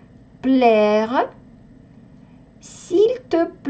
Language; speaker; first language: French; non-native, fluent; Russian